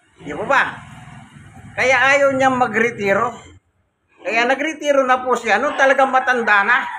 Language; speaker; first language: Filipino; non-native, local second language; Pampanga